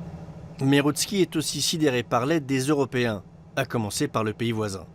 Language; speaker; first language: French; native; French